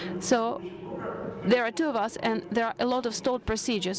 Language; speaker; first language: English; non-native, fluent; Russian